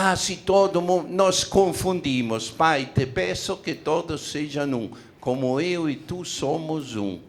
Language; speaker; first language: Portuguese; non-native, fluent; Italian